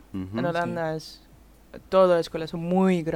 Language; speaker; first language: Spanish; non-native, learner; Dutch